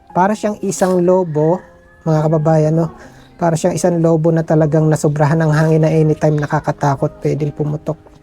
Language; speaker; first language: Filipino; native; Filipino